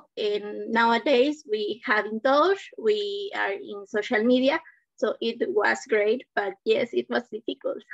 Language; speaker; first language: English; non-native, learner; Spanish